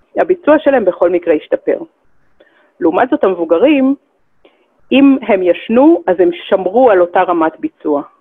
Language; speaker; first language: Hebrew; native; Hebrew